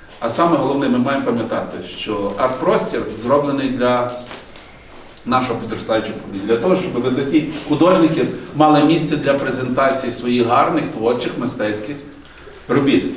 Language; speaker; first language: Ukrainian; native; Ukrainian